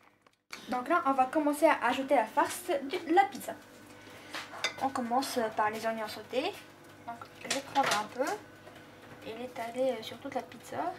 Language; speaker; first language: French; non-native, local second language; Arabic